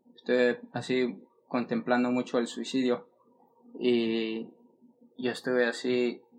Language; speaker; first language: Spanish; early bilingual, heritage; Spanish